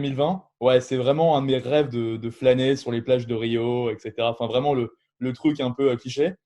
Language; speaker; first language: French; native; French